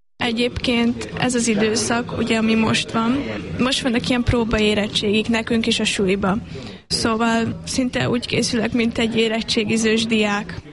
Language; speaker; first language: Hungarian; native; Hungarian